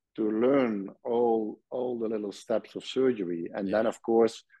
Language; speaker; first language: English; non-native, fluent; Dutch